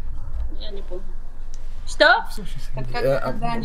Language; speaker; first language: Russian; non-native, learner; Somali